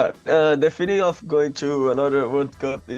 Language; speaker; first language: English; non-native, learner; Portuguese